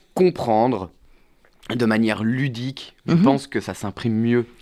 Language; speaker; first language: French; native; French